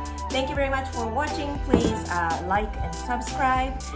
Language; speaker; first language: English; non-native, fluent; Japanese